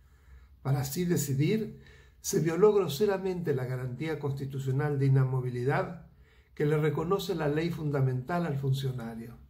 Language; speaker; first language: Spanish; native; Spanish